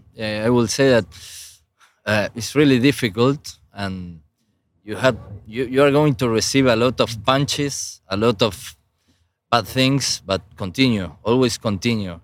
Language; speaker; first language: English; non-native, fluent; Spanish